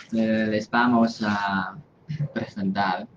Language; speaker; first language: Spanish; non-native, fluent; Chinese